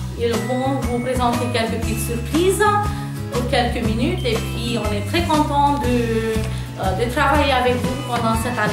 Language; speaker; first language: French; non-native, fluent; Romanian